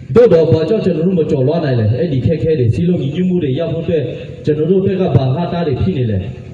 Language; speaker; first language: Burmese; non-native, local second language; Western Kayah